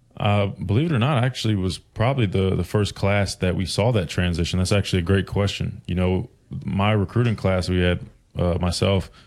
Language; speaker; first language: English; native; English